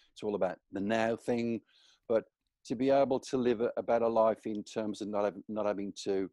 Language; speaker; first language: English; native; English